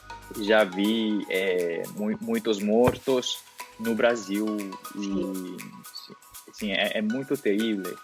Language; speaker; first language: Portuguese; non-native, learner; Spanish